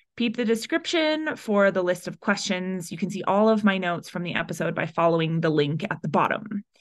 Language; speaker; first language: English; early bilingual, other home language; Spanish